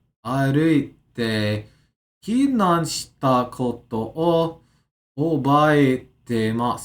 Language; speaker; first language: Japanese; non-native, learner; English